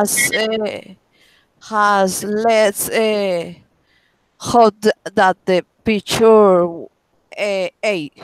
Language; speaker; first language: English; non-native, learner; Spanish